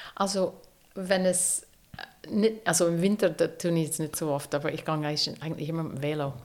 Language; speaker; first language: German; non-native, fluent; English